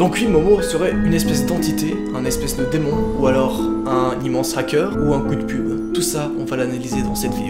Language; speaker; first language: French; native; French